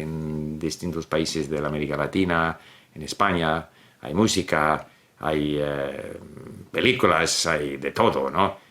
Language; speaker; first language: Spanish; non-native, fluent; English